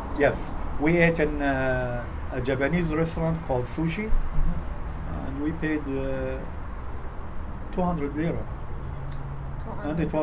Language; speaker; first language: English; non-native, fluent; Arabic